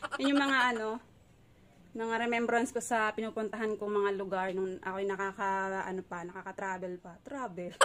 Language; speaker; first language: Filipino; native; Filipino